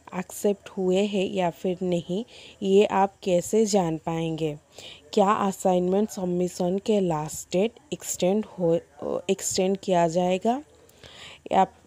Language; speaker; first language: Hindi; non-native, local second language; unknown